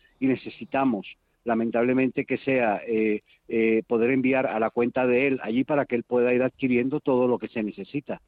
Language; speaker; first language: Spanish; native; Spanish